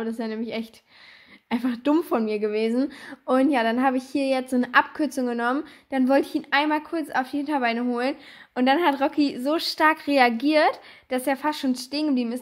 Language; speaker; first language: German; native; German